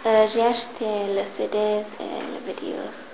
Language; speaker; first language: French; non-native, learner; English